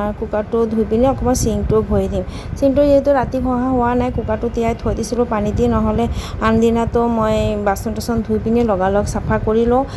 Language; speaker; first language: Assamese; native; Assamese